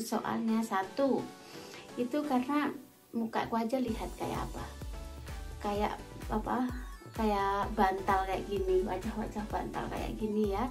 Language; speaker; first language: Indonesian; non-native, local second language; Javanese